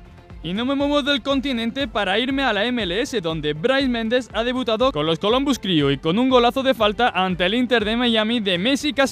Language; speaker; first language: Spanish; native; Spanish